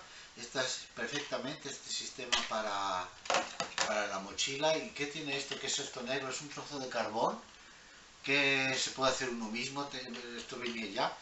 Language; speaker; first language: Spanish; early bilingual, heritage; Spanish